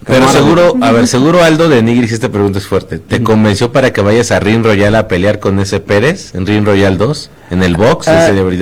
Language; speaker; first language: Spanish; native; Spanish